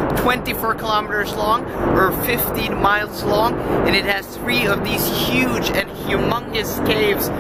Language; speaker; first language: English; non-native, fluent; Norwegian